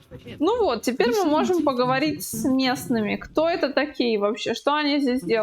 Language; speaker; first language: Russian; native; Russian